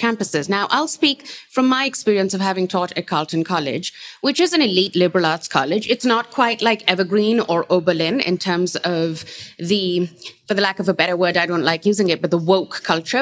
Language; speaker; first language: English; non-native, local second language; Urdu